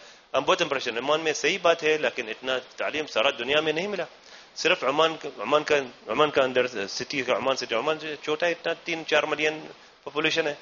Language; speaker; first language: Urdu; non-native, learner; Arabic